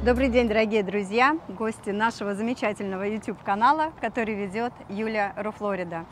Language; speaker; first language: Russian; native; Russian